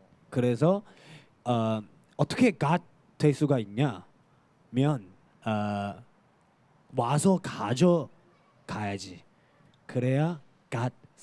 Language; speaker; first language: Korean; non-native, fluent; Cantonese